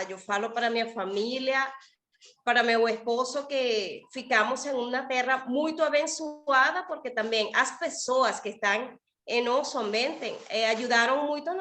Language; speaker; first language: Portuguese; non-native, learner; Spanish